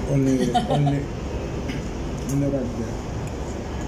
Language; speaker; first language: English; non-native, learner; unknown